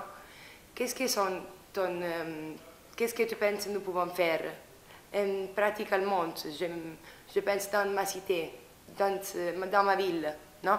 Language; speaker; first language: French; non-native, learner; Spanish